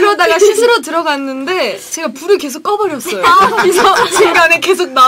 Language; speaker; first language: Korean; native; Korean